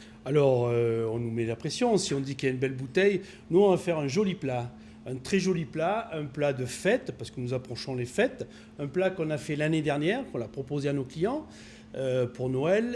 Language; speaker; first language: French; native; French